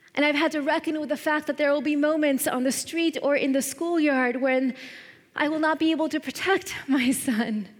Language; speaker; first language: English; native; English